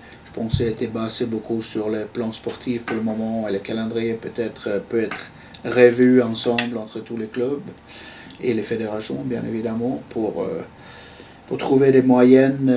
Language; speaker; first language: French; non-native, fluent; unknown